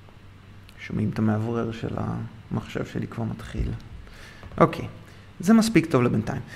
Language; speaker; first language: Hebrew; native; Hebrew